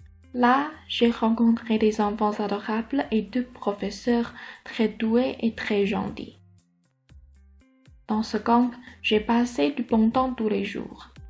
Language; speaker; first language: French; non-native, learner; Chinese